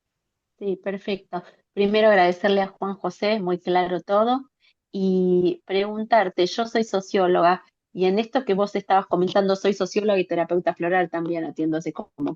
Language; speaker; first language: Spanish; native; Spanish